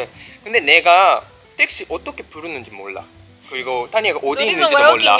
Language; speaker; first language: Korean; non-native, fluent; Japanese